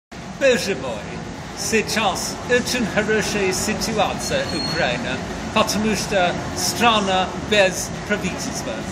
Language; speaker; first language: Russian; non-native, learner; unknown